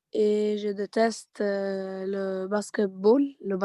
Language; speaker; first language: French; non-native, learner; Arabic